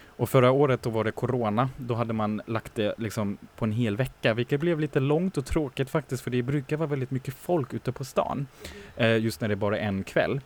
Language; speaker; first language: Swedish; non-native, fluent; German